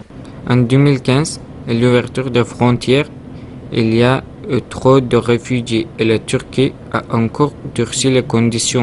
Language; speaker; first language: French; non-native, learner; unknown